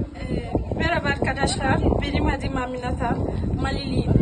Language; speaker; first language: Turkish; non-native, learner; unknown